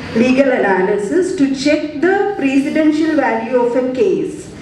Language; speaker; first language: English; non-native, local second language; Malayalam